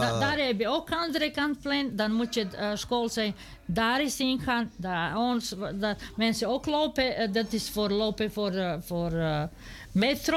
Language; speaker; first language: Dutch; non-native, learner; Serbian